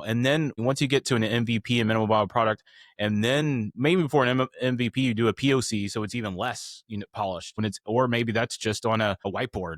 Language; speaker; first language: English; native; English